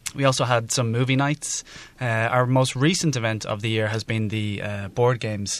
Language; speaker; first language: English; native; English